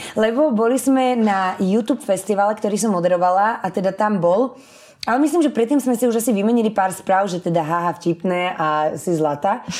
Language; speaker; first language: Slovak; early bilingual, other home language; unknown